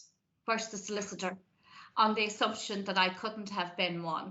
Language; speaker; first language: English; native; English